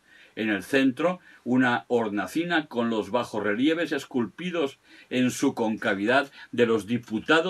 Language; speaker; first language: Spanish; non-native, local second language; Catalan